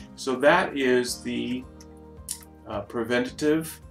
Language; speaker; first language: English; native; English